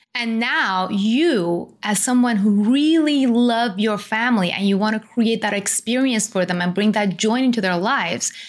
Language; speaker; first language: English; non-native, fluent; Persian